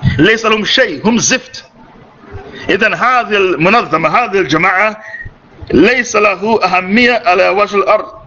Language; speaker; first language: Arabic; non-native, fluent; English